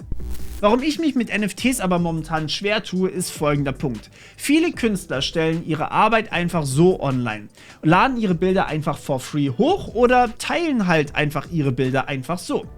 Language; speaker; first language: German; native; German